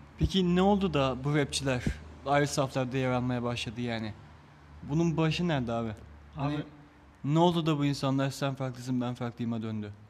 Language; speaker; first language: Turkish; native; Turkish